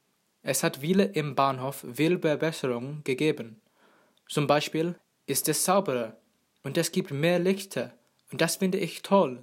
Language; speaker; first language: German; non-native, learner; English